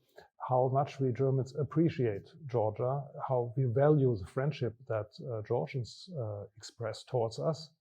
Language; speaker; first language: English; non-native, fluent; German